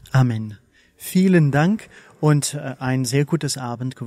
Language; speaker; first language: German; non-native, learner; Dutch